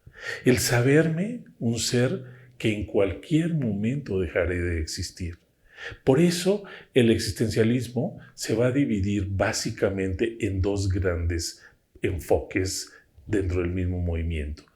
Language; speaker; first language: Spanish; native; Spanish